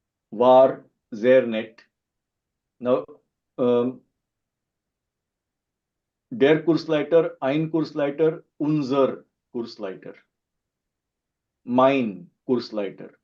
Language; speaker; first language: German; non-native, fluent; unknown